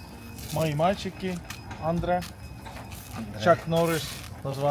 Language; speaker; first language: Russian; non-native, fluent; Estonian